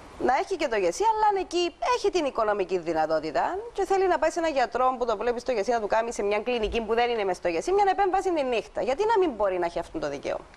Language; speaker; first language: Greek; native; Greek